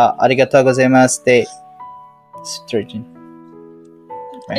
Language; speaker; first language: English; non-native, learner; Indonesian